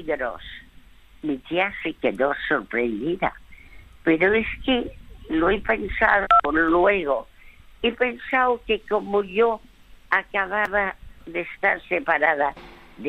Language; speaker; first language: Spanish; early bilingual, other home language; French